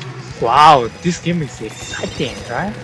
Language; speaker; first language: English; non-native, learner; Japanese